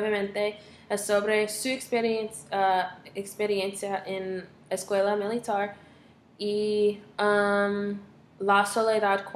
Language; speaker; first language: Spanish; non-native, learner; English